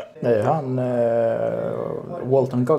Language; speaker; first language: Swedish; native; Swedish